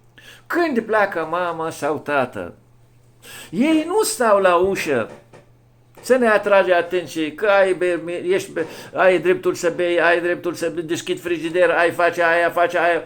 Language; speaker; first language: Romanian; non-native, fluent; Arabic